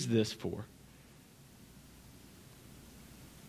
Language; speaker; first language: English; native; English